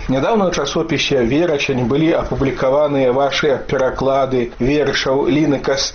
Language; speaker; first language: Belarusian; native; Belarusian